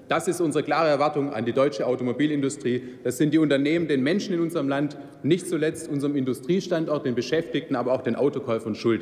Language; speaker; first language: German; native; German